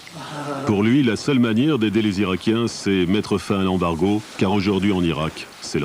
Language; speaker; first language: French; native; French